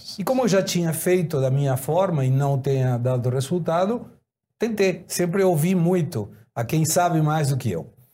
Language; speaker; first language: Portuguese; non-native, fluent; Spanish